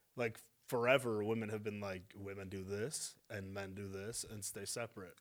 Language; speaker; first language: English; native; English